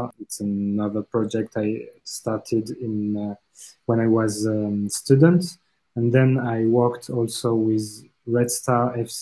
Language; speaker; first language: English; non-native, fluent; French